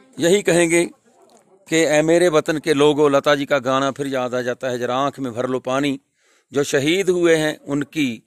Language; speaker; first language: Hindi; non-native, local second language; Punjabi